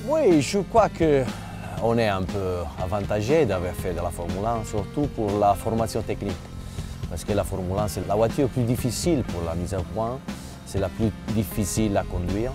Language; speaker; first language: French; non-native, fluent; Italian